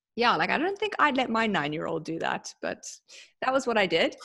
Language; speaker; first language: English; native; English